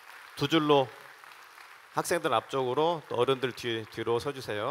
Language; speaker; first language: Korean; native; Korean